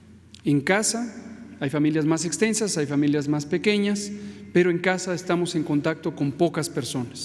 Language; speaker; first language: Spanish; native; Spanish